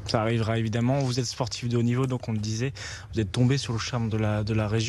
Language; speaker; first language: French; native; French